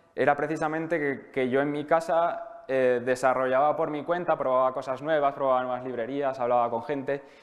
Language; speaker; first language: Spanish; native; Spanish